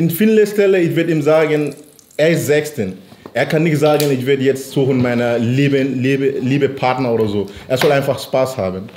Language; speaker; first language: German; native; German